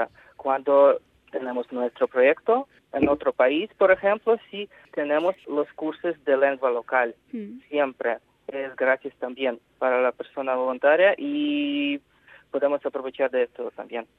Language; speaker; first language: Spanish; non-native, fluent; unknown